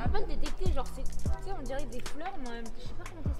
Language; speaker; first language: French; native; French